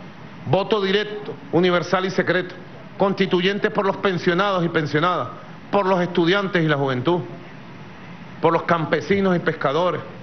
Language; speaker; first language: Spanish; native; Spanish